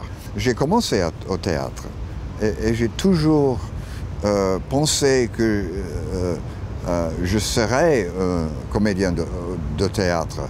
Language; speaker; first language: French; non-native, learner; English